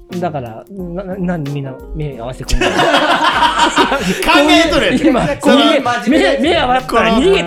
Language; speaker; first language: Japanese; native; Japanese